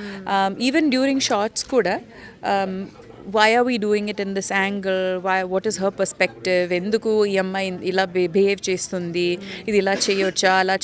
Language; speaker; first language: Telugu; non-native, local second language; Malayalam